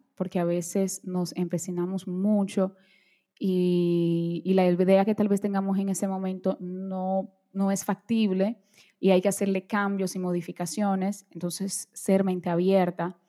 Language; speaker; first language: Spanish; early bilingual, other home language; Portuguese